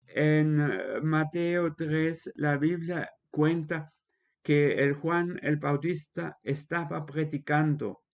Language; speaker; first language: Spanish; non-native, fluent; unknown